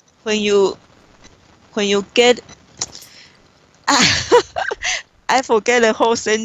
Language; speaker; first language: English; non-native, learner; Chinese